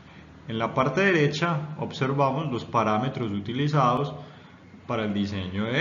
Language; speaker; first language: Spanish; native; Spanish